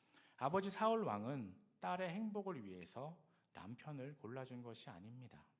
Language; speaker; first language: Korean; native; Korean